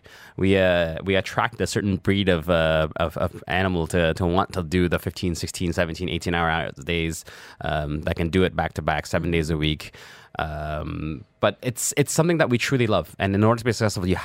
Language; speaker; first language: English; native; English